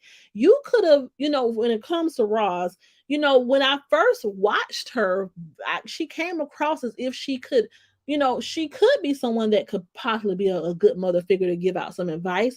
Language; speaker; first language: English; native; English